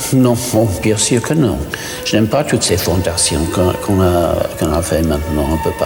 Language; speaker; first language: French; non-native, fluent; English